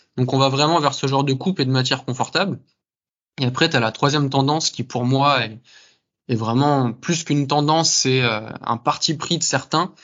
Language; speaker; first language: French; native; French